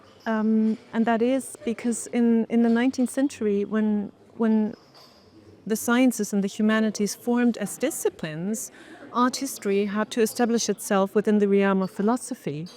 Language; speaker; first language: English; non-native, fluent; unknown